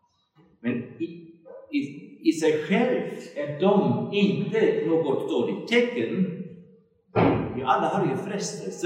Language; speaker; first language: Swedish; non-native, fluent; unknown